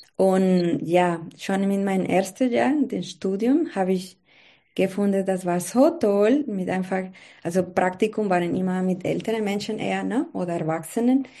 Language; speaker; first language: German; non-native, learner; Spanish